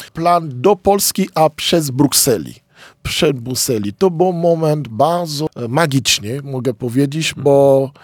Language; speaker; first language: Polish; non-native, fluent; Lingala